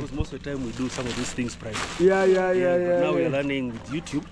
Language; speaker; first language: English; non-native, local second language; Luo (Kenya and Tanzania)